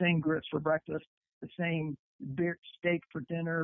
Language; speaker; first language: English; native; English